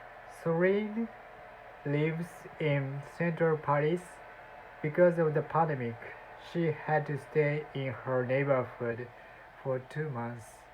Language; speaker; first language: English; non-native, learner; Japanese